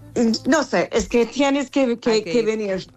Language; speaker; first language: Spanish; non-native, learner; English